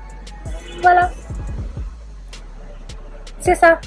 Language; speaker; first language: French; non-native, learner; Punjabi